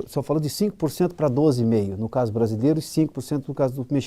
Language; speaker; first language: Portuguese; native; Portuguese